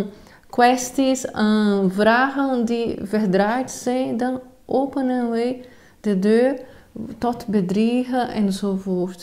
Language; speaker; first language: Dutch; non-native, fluent; Portuguese